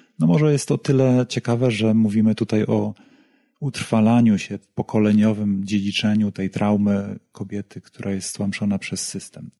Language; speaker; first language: Polish; native; Polish